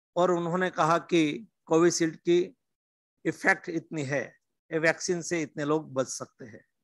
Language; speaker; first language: Hindi; non-native, local second language; Gujarati